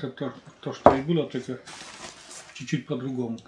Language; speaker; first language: Russian; native; Russian